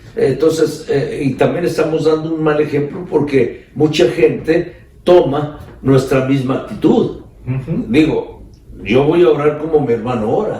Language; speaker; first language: Spanish; native; Spanish